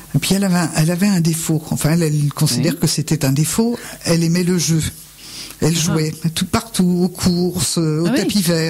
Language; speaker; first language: French; native; French